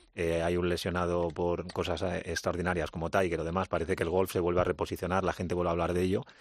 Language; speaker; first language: Spanish; native; Spanish